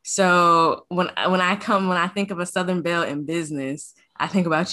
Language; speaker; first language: English; native; English